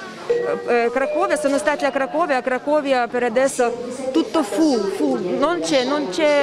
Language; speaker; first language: Italian; non-native, learner; Ukrainian